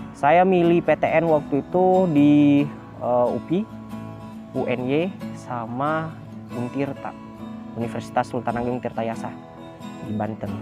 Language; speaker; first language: Indonesian; native; Indonesian